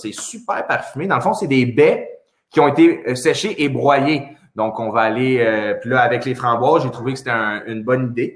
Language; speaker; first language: French; native; French